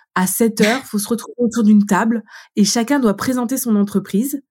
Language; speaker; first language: French; native; French